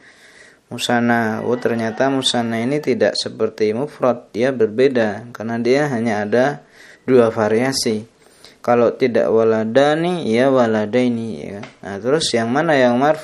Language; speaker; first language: Indonesian; native; Indonesian